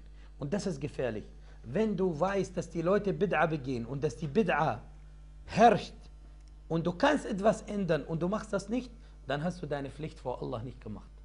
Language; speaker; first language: German; non-native, fluent; Arabic